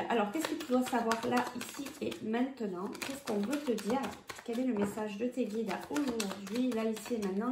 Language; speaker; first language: French; native; French